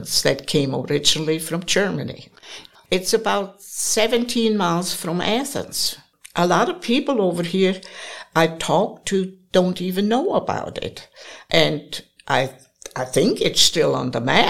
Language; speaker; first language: English; non-native, fluent; German